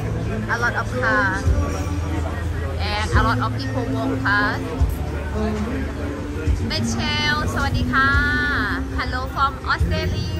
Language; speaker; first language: English; non-native, learner; Thai